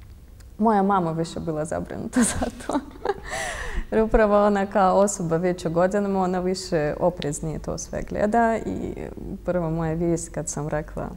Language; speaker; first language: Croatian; non-native, fluent; Russian